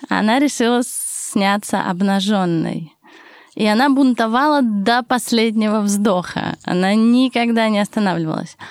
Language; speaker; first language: Russian; native; Russian